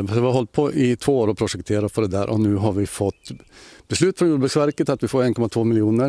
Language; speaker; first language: Swedish; native; Swedish